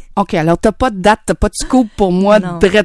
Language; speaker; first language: French; native; French